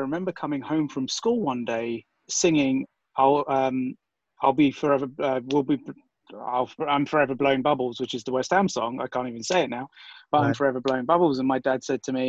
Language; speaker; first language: English; native; English